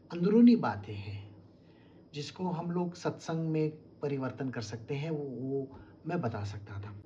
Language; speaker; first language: Hindi; non-native, local second language; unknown